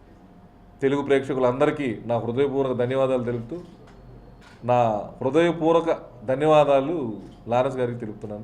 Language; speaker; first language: Telugu; native; Telugu